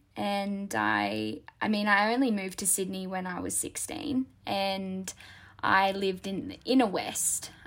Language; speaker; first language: English; native; English